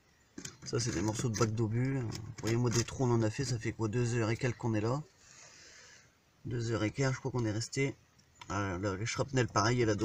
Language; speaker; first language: French; native; French